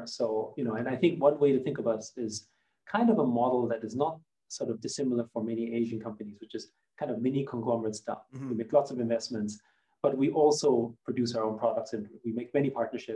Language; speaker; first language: English; non-native, fluent; German